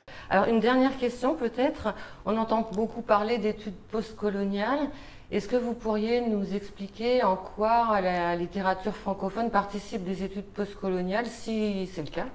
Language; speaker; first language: French; native; French